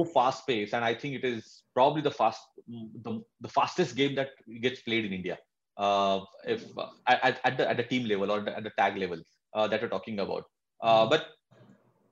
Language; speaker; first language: English; non-native, local second language; Marathi